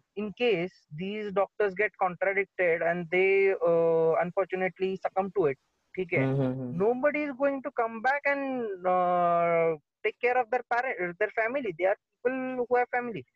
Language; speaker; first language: English; non-native, local second language; Marathi